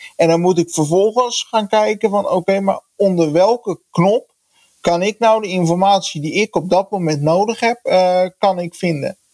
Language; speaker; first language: Dutch; native; Dutch